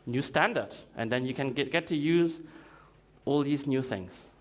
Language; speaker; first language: English; non-native, fluent; Russian